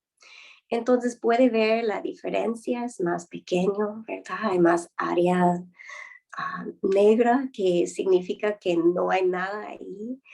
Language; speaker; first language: Spanish; non-native, fluent; English